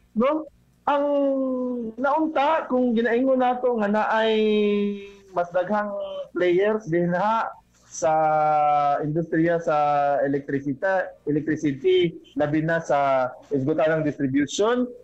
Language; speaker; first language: Cebuano; native; Cebuano